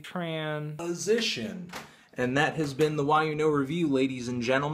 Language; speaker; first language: English; native; English